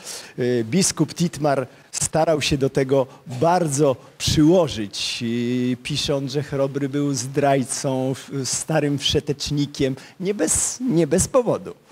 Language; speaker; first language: Polish; native; Polish